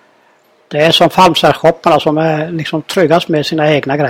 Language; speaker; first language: Swedish; native; Swedish